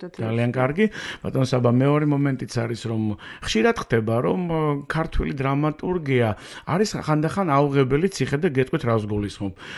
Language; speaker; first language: Georgian; native; Georgian